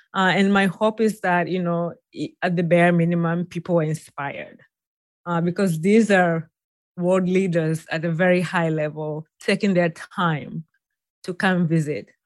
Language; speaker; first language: English; non-native, local second language; Swahili